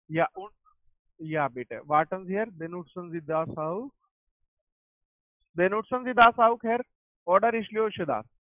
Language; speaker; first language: German; non-native, learner; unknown